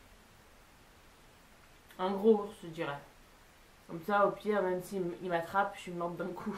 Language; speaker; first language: French; native; French